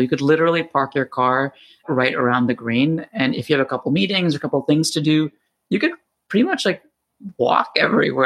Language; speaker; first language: English; native; English